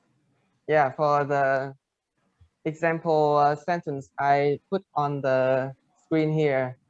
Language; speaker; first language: English; non-native, fluent; Vietnamese